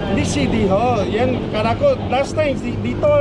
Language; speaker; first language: Filipino; non-native, learner; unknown